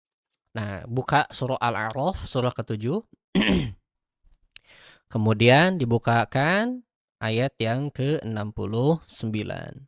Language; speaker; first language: Indonesian; native; Indonesian